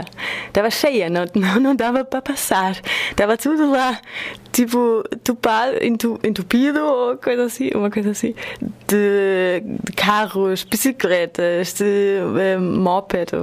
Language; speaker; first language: Portuguese; non-native, fluent; German